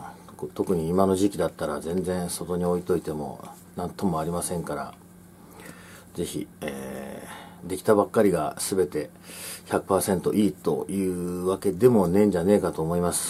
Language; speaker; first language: Japanese; native; Japanese